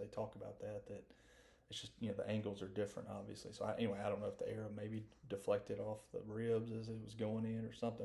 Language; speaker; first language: English; native; English